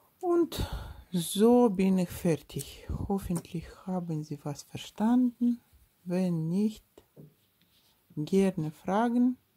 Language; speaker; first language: German; non-native, learner; Russian